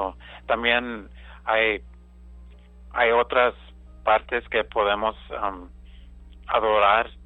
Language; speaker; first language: Spanish; early bilingual, heritage; English